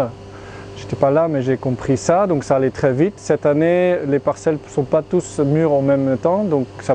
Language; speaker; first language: French; non-native, fluent; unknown